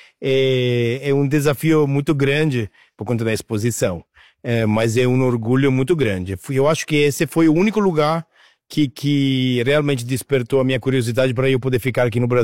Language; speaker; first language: Portuguese; non-native, fluent; Italian